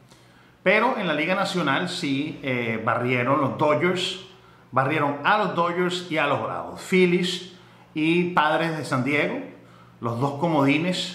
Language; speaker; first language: Spanish; native; Spanish